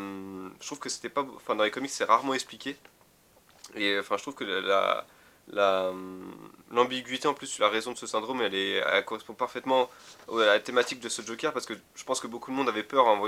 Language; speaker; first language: French; native; French